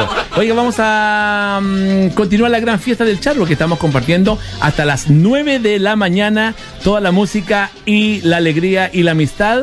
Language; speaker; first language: Spanish; native; Spanish